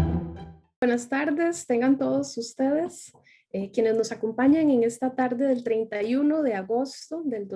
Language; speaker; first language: Spanish; native; Spanish